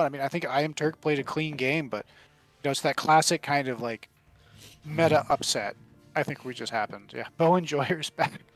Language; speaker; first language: English; native; English